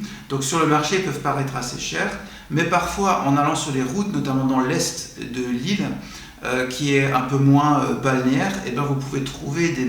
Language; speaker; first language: French; native; French